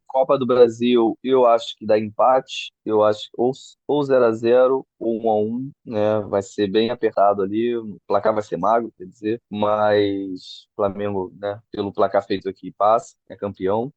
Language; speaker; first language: Portuguese; native; Portuguese